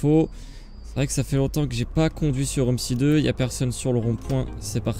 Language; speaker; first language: French; native; French